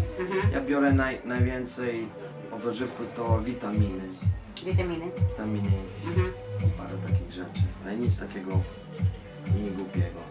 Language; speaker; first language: Polish; early bilingual, heritage; Polish